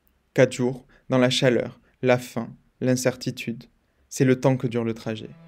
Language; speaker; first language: French; native; French